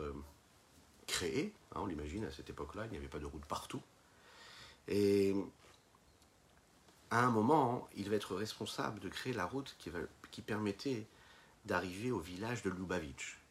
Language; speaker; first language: French; native; French